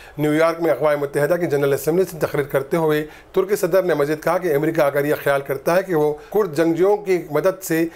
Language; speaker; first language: Urdu; native; Urdu